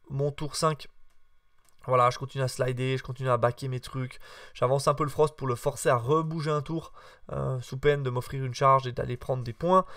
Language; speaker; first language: French; native; French